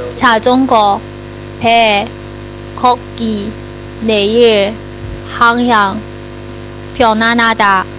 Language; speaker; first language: Korean; non-native, learner; Chinese